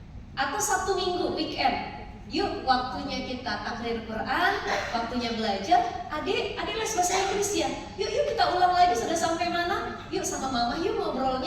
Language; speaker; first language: Indonesian; native; Indonesian